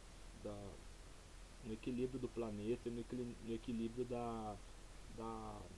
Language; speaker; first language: Portuguese; native; Portuguese